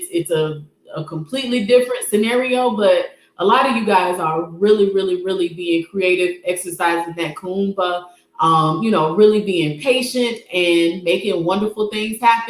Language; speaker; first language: English; native; English